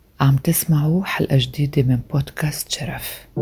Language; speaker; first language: Arabic; native; Arabic